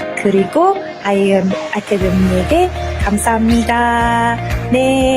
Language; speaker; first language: Korean; non-native, learner; Malay